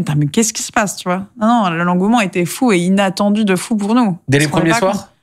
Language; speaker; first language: French; native; French